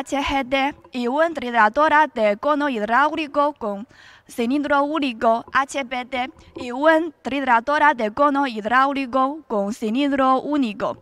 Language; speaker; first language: Spanish; non-native, learner; Chinese